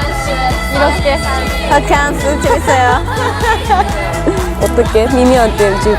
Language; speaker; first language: Korean; non-native, fluent; Japanese